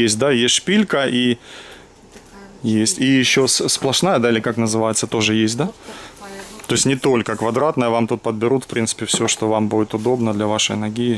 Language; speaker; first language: Russian; native; Russian